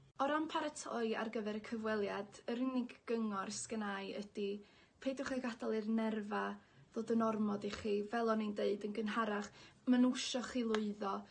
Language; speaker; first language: Welsh; native; Welsh